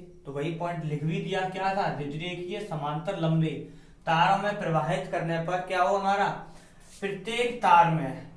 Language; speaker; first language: Hindi; native; Hindi